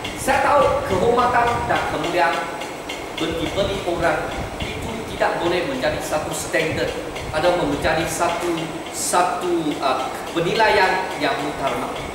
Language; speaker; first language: Malay; non-native, local second language; Chinese